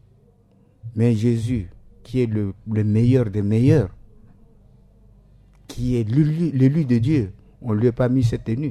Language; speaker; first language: French; non-native, local second language; Sango